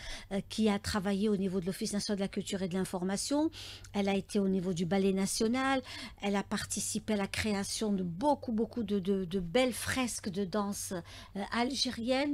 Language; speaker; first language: French; native; French